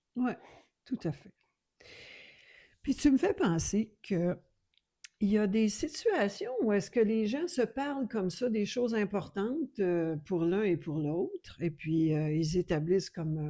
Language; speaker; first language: French; native; French